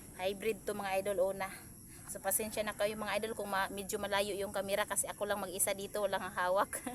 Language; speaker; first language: Filipino; non-native, local second language; Cebuano